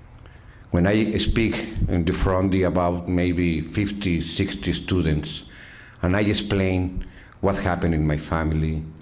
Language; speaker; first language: English; non-native, learner; Spanish